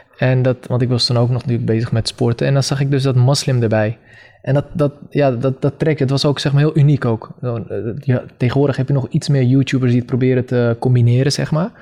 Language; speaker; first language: Dutch; early bilingual, other home language; Turkish